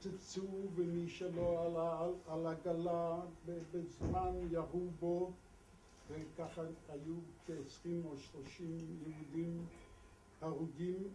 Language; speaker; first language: Hebrew; non-native, fluent; Polish